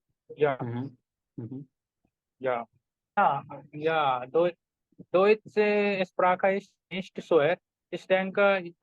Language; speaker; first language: German; non-native, learner; Hindi